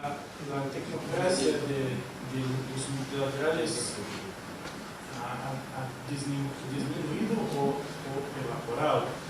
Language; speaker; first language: Spanish; non-native, fluent; Portuguese